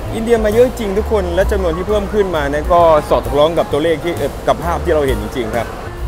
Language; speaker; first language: Thai; native; Thai